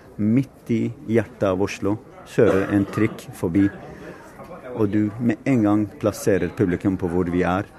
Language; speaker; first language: Norwegian; non-native, fluent; Kurdish